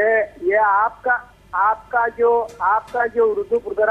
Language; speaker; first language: Hindi; non-native, learner; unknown